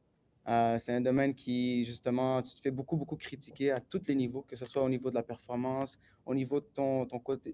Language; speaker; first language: French; native; French